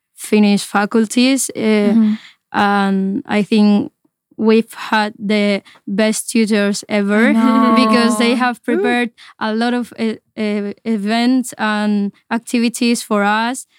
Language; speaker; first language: English; non-native, fluent; Spanish